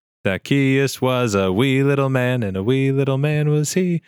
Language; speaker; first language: English; native; English